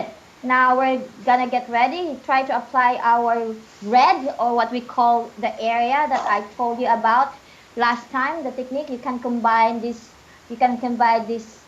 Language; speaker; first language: English; non-native, fluent; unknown